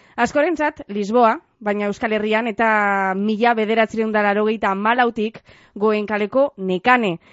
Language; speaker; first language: Basque; native; Basque